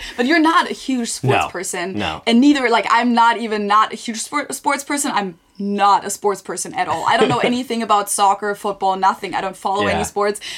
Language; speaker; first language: English; non-native, fluent; German